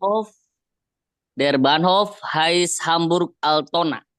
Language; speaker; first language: German; non-native, learner; Indonesian